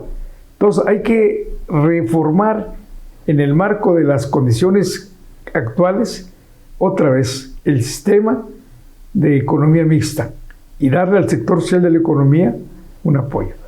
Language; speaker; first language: Spanish; native; Spanish